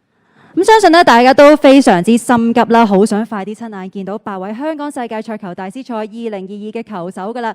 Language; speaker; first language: Cantonese; native; Cantonese